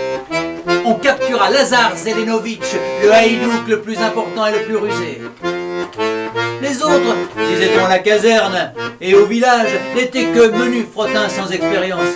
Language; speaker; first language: French; native; French